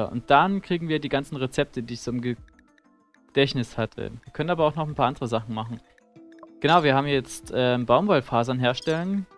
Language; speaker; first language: German; native; German